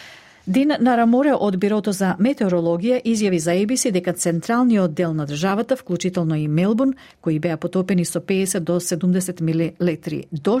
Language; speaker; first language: Macedonian; native; Macedonian